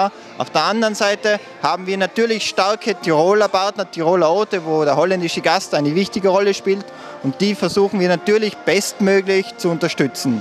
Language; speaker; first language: German; native; German